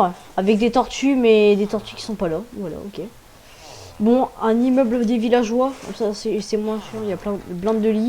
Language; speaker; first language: French; native; French